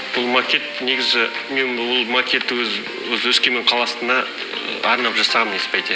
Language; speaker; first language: Kazakh; early bilingual, heritage; Kazakh